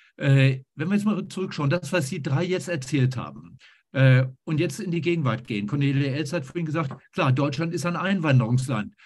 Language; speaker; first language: German; native; German